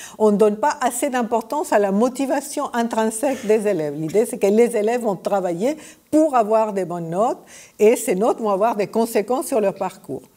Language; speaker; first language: French; non-native, fluent; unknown